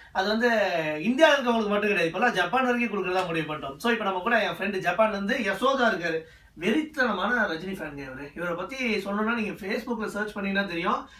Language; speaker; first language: Tamil; native; Tamil